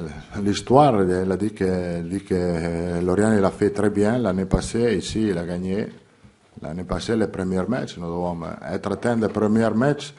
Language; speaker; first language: French; non-native, learner; Italian